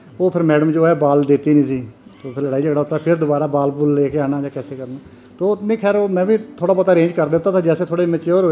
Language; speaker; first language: Hindi; non-native, local second language; Punjabi